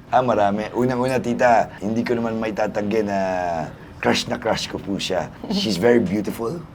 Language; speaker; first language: Filipino; native; Filipino